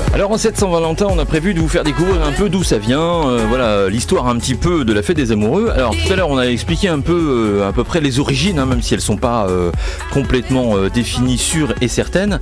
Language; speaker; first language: French; native; French